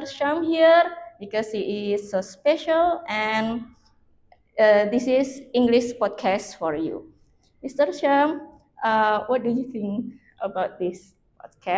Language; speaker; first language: English; non-native, learner; Indonesian